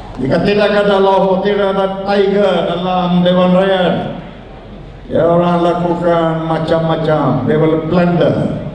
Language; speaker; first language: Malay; non-native, local second language; Punjabi